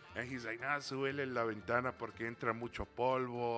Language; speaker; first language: Spanish; early bilingual, other home language; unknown